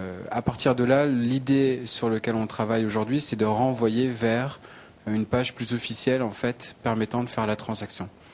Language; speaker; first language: French; native; French